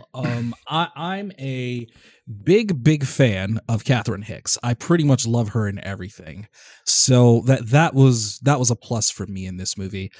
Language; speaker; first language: English; native; English